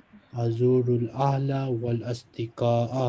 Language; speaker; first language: Arabic; non-native, fluent; Urdu